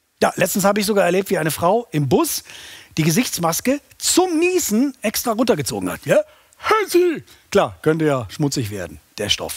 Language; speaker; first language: German; native; German